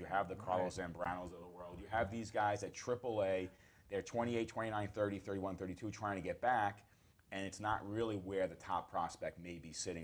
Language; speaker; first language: English; native; English